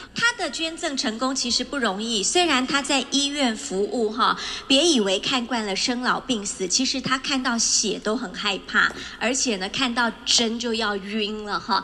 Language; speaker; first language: Chinese; native; Chinese